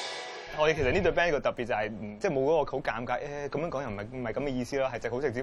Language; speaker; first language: Chinese; non-native, local second language; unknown